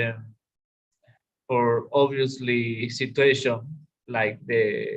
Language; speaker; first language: English; non-native, learner; Spanish